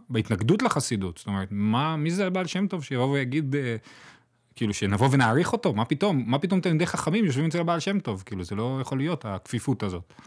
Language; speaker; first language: Hebrew; native; Hebrew